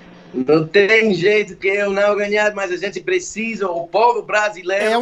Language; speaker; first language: Portuguese; non-native, fluent; English